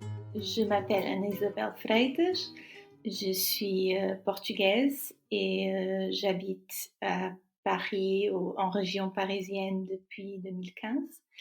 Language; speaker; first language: French; non-native, fluent; Portuguese